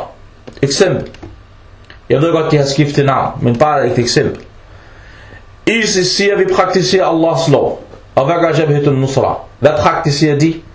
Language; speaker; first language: Danish; early bilingual, other home language; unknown